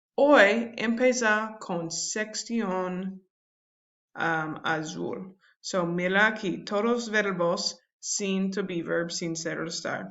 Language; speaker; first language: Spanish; non-native, learner; English